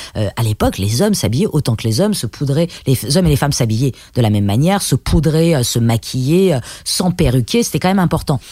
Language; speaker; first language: French; early bilingual, other home language; Persian